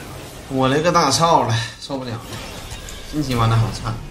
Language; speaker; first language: Chinese; native; Chinese